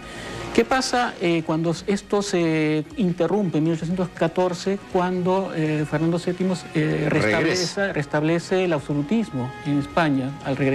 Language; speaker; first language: Spanish; native; Spanish